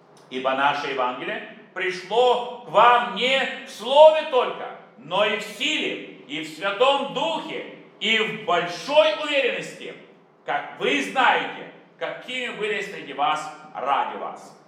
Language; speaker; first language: Russian; native; Russian